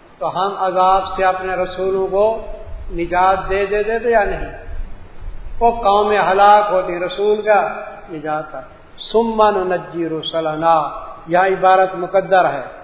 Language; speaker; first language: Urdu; non-native, local second language; Punjabi